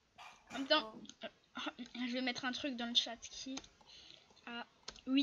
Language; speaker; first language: French; native; French